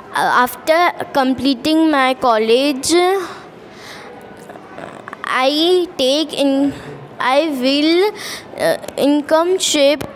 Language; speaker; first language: English; non-native, learner; Hindi